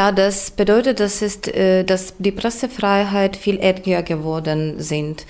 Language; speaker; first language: German; non-native, fluent; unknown